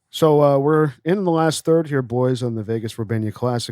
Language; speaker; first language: English; native; English